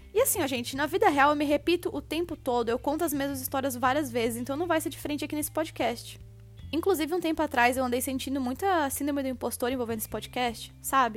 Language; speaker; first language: Portuguese; native; Portuguese